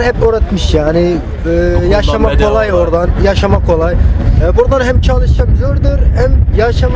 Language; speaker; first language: Turkish; non-native, learner; Arabic